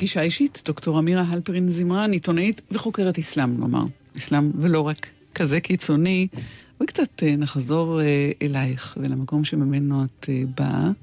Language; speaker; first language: Hebrew; native; Hebrew